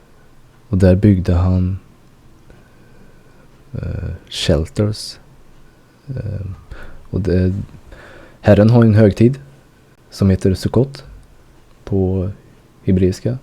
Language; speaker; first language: Swedish; native; Swedish